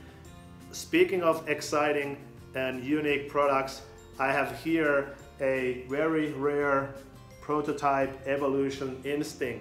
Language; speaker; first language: English; non-native, fluent; Finnish